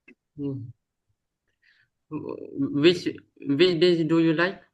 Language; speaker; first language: English; non-native, learner; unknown